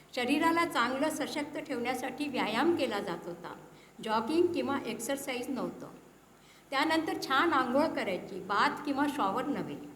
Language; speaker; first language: Marathi; early bilingual, heritage; Marathi